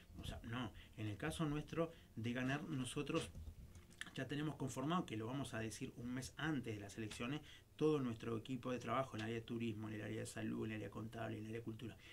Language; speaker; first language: Spanish; native; Spanish